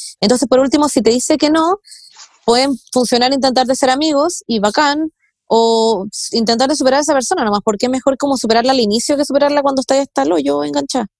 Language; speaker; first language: Spanish; native; Spanish